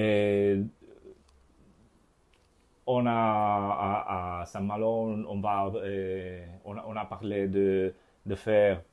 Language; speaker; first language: French; non-native, learner; Spanish